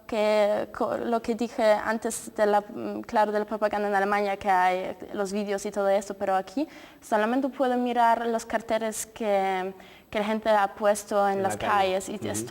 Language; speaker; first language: Spanish; non-native, fluent; Polish